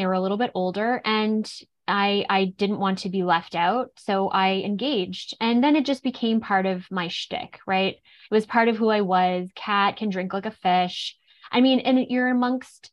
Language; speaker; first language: English; native; English